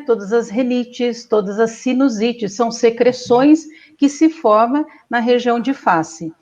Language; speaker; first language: Portuguese; native; Portuguese